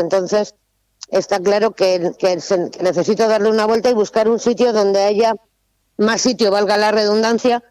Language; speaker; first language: Spanish; native; Spanish